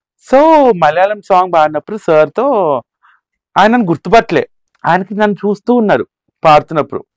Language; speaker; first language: Telugu; native; Telugu